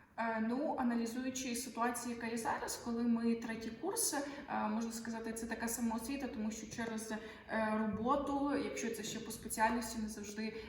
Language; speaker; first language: Ukrainian; native; Ukrainian